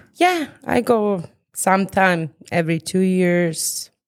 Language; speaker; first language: English; non-native, fluent; Bosnian